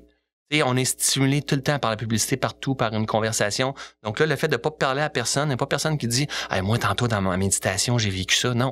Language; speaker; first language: French; native; French